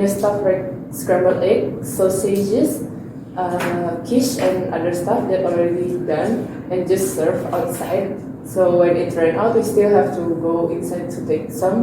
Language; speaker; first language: English; non-native, learner; Indonesian